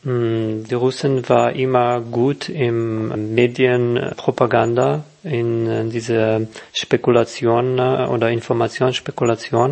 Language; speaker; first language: German; non-native, learner; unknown